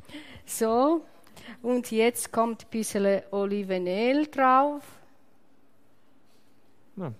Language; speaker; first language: German; non-native, learner; Italian